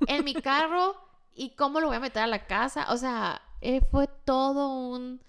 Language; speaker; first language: Spanish; early bilingual, heritage; Spanish